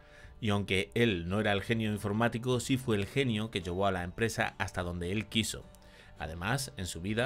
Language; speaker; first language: Spanish; native; Spanish